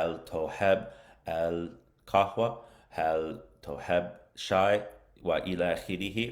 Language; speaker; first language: Arabic; non-native, learner; English